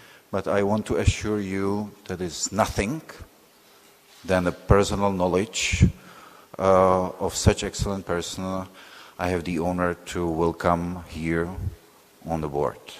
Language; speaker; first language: English; non-native, fluent; Czech